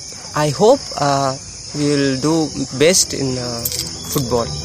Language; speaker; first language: English; non-native, local second language; Tamil